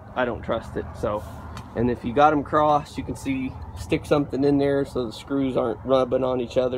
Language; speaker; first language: English; native; English